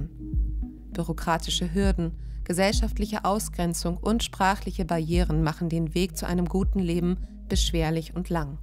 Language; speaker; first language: German; native; German